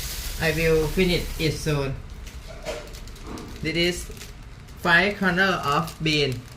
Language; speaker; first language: English; non-native, learner; Thai